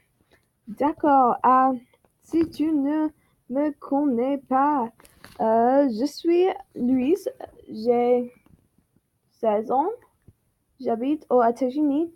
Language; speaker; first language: French; non-native, learner; English